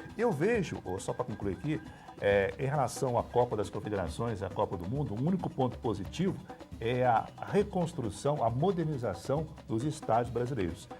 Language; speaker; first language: Portuguese; native; Portuguese